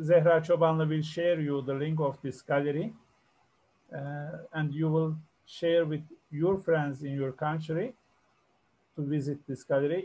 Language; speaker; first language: English; non-native, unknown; Turkish